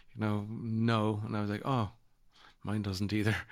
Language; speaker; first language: English; native; English